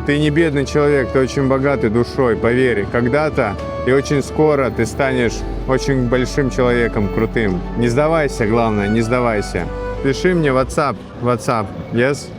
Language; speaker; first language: Russian; native; Russian